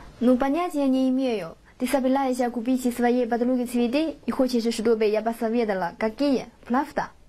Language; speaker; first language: Russian; non-native, fluent; Chinese